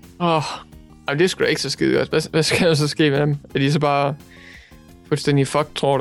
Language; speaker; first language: Danish; native; Danish